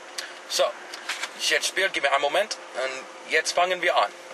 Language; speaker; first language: German; non-native, learner; English